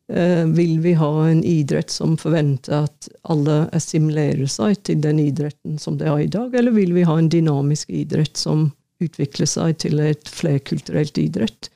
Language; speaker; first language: Norwegian; non-native, fluent; English